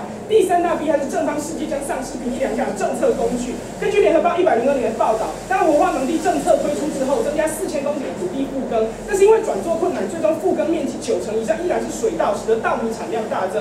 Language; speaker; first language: Chinese; native; Chinese